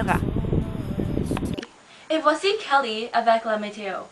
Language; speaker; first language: French; non-native, learner; English